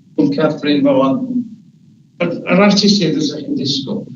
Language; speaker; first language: Welsh; native; Welsh